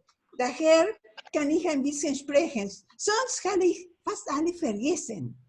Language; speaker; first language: German; non-native, fluent; Spanish